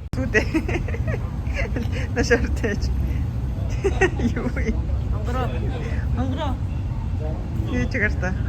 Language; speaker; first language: Mongolian; native; Mongolian